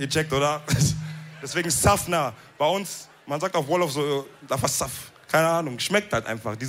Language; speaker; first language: German; early bilingual, other home language; Wolof